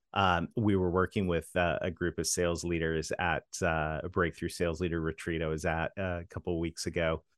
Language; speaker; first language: English; native; English